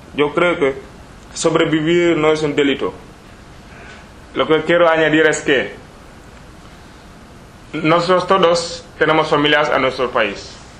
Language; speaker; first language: Spanish; non-native, learner; Wolof